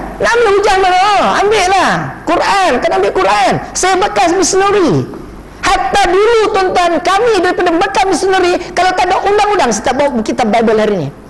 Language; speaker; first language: Malay; non-native, local second language; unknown